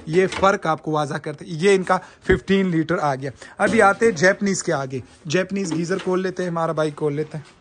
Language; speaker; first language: Urdu; non-native, local second language; Pashto